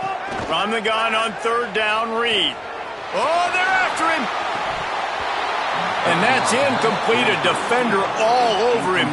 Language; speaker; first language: English; native; English